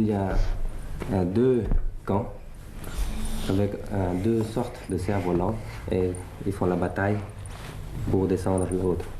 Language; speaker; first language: French; early bilingual, other home language; Thai